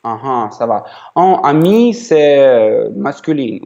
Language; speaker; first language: French; non-native, learner; Ukrainian